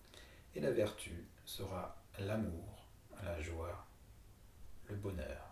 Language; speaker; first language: French; native; French